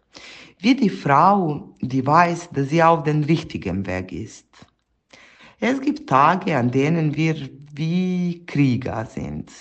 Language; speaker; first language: German; non-native, fluent; Serbian